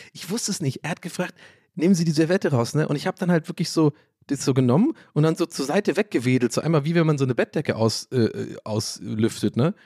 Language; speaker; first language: German; native; German